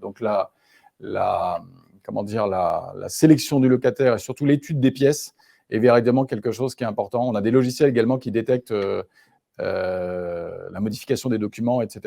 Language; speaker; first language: French; native; French